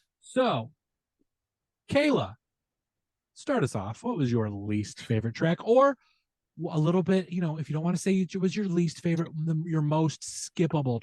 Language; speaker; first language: English; native; English